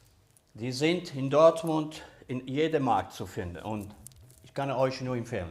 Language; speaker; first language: German; early bilingual, other home language; Italian